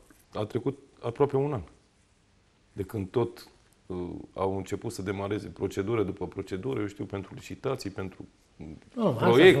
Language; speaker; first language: Romanian; native; Romanian